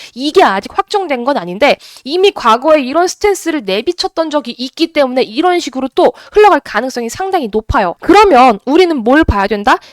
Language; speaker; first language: Korean; native; Korean